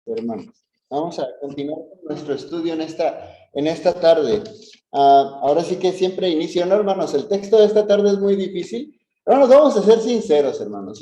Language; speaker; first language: Spanish; native; Spanish